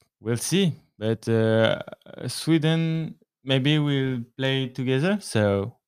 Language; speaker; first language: English; non-native, learner; French